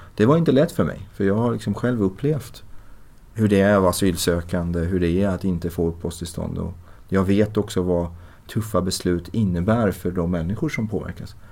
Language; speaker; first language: Swedish; early bilingual, other home language; Persian